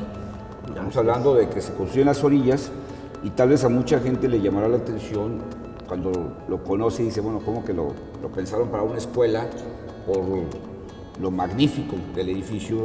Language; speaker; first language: Spanish; native; Spanish